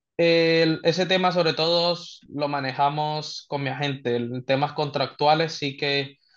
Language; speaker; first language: Spanish; native; Spanish